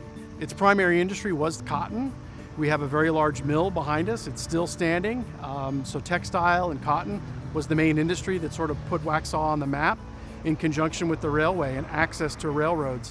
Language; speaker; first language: English; native; English